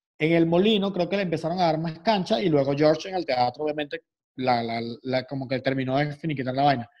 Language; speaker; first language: Spanish; native; Spanish